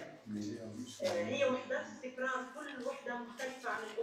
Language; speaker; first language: Arabic; native; Arabic